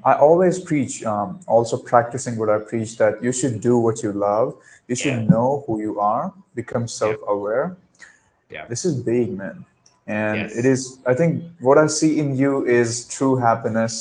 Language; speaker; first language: English; non-native, local second language; Marathi